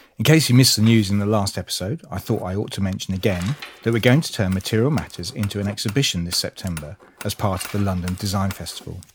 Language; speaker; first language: English; native; English